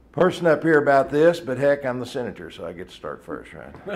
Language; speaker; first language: English; native; English